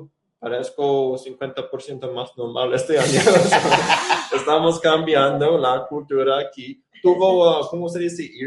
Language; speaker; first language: Spanish; non-native, learner; English